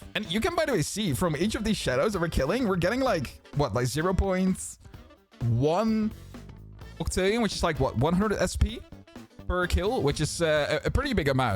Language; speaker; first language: English; non-native, fluent; Dutch